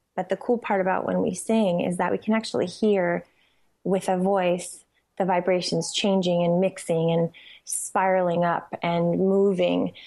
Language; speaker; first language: English; native; English